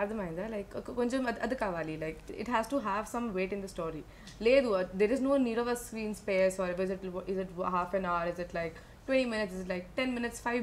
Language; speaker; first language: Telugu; non-native, learner; Malayalam